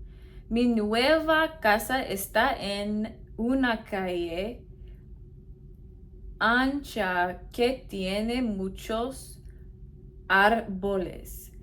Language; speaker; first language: Spanish; non-native, learner; English